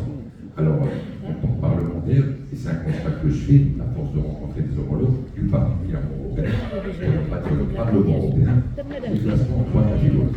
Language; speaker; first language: French; non-native, local second language; Arabic